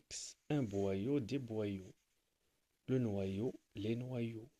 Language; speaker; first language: French; non-native, local second language; Arabic